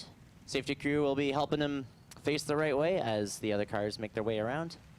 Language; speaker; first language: English; native; English